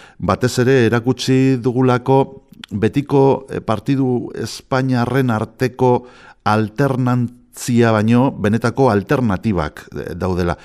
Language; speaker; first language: Basque; non-native, local second language; Spanish